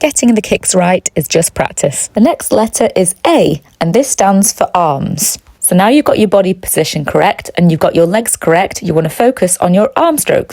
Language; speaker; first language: English; native; English